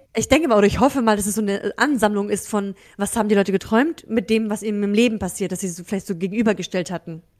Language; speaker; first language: German; early bilingual, other home language; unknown